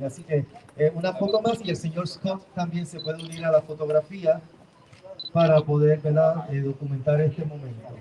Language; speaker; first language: Spanish; native; Spanish